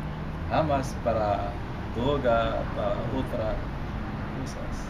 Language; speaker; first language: Spanish; non-native, learner; Haitian Creole